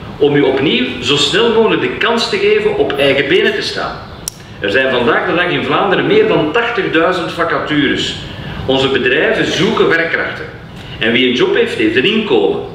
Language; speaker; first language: Dutch; native; Dutch